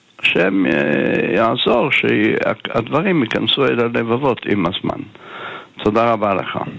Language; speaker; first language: Hebrew; native; Hebrew